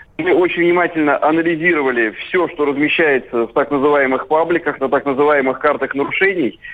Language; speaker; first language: Russian; native; Russian